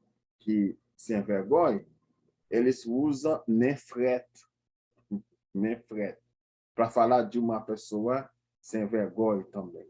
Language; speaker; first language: Portuguese; non-native, fluent; Haitian Creole